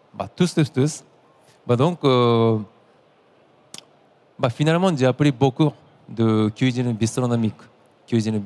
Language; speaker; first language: French; non-native, learner; Japanese